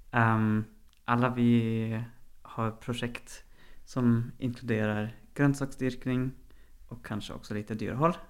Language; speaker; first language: Norwegian; non-native, fluent; German